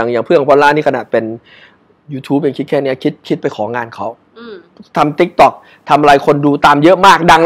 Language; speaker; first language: Thai; native; Thai